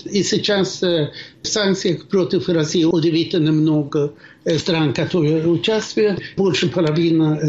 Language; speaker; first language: Russian; non-native, fluent; Swedish